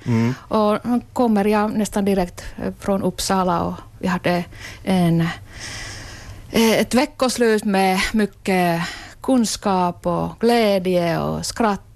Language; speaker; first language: Swedish; non-native, local second language; Finnish